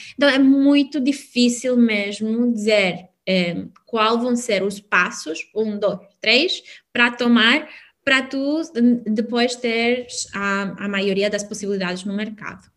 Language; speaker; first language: Portuguese; non-native, fluent; Albanian